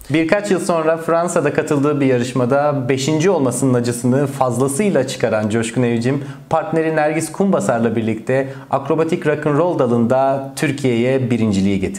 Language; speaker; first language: Turkish; native; Turkish